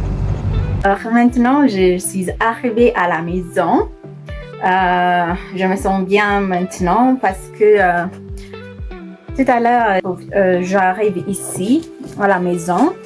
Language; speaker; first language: French; non-native, fluent; Amharic